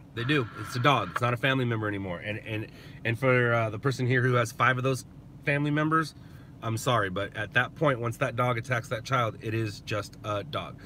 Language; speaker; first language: English; native; English